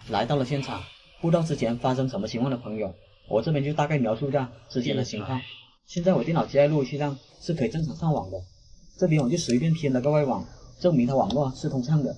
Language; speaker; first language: Chinese; native; Chinese